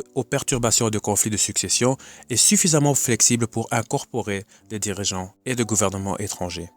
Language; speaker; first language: French; native; French